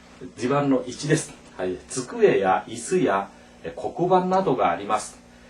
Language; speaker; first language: Japanese; non-native, fluent; Korean